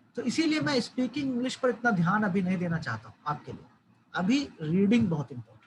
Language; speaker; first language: Hindi; native; Hindi